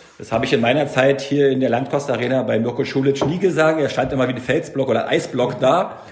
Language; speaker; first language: German; native; German